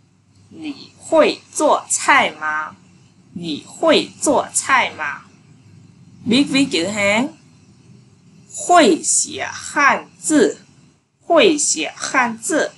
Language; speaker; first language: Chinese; non-native, fluent; Vietnamese